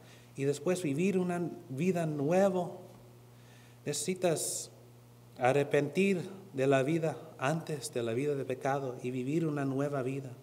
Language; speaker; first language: Spanish; non-native, learner; English